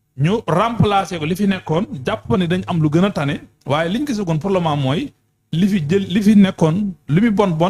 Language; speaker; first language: Wolof; native; Wolof